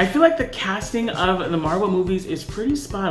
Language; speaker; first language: English; native; English